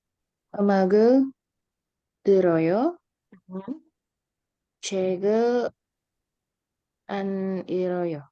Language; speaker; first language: Korean; non-native, learner; Indonesian